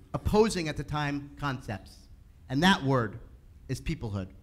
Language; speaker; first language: English; native; English